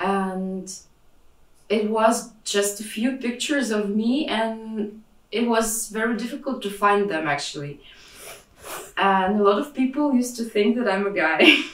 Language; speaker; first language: English; non-native, fluent; Russian